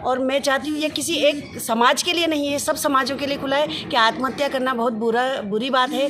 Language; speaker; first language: Hindi; native; Hindi